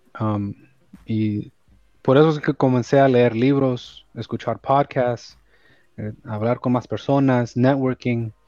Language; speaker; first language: Spanish; early bilingual, heritage; Spanish